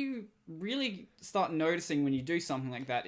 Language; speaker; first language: English; native; English